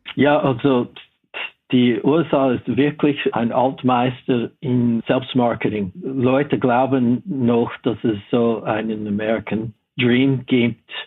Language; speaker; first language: German; non-native, fluent; English